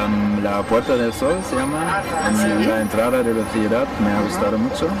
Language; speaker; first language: Spanish; non-native, fluent; German